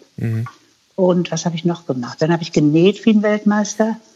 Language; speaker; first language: German; native; German